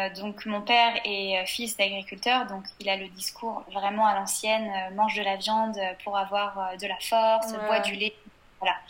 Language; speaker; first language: French; native; French